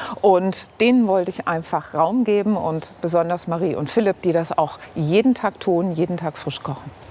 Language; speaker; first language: German; native; German